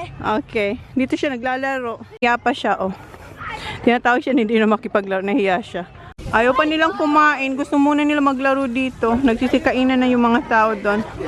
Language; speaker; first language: Filipino; non-native, local second language; Bikol